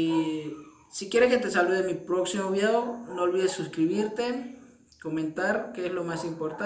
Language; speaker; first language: Spanish; non-native, local second language; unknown